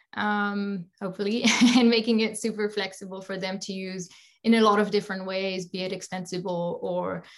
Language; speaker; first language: English; non-native, fluent; French